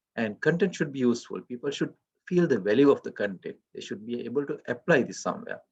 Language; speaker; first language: English; non-native, local second language; Sinhala